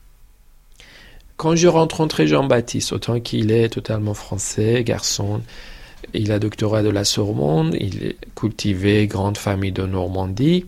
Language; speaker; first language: French; non-native, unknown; Persian